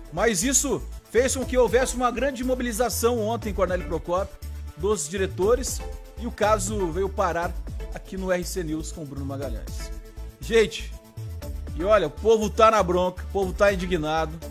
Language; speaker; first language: Portuguese; native; Portuguese